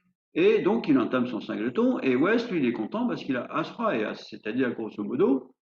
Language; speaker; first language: French; native; French